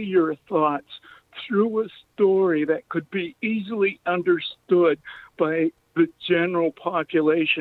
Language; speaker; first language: English; native; English